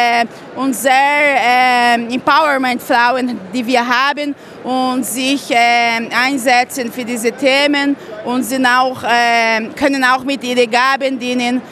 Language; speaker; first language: German; non-native, fluent; Portuguese